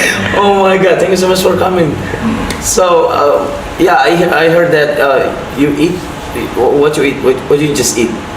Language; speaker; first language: English; non-native, fluent; Indonesian